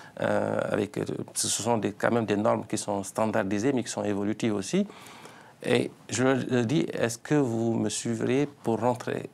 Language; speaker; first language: French; non-native, local second language; Fula